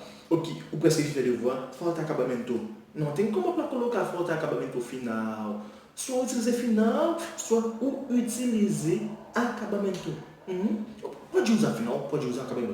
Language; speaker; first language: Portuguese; non-native, learner; Haitian Creole